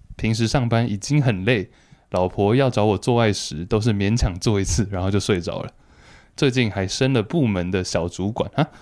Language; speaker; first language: Chinese; native; Chinese